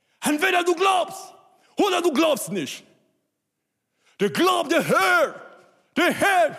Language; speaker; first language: German; non-native, fluent; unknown